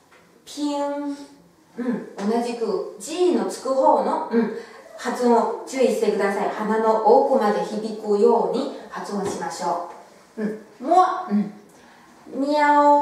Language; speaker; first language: Japanese; non-native, fluent; Chinese